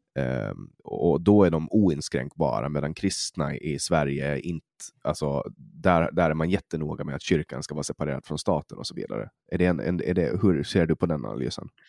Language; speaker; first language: Swedish; native; Swedish